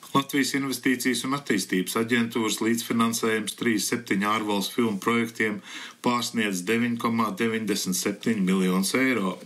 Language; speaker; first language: Latvian; early bilingual, heritage; Latvian